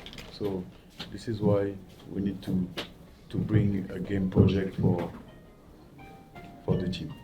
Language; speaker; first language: English; non-native, learner; French